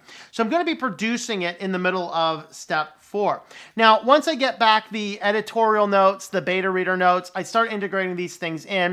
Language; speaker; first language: English; native; English